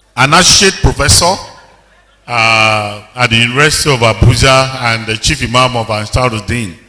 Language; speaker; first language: English; non-native, local second language; Yoruba